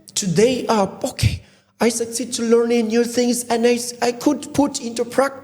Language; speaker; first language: English; non-native, fluent; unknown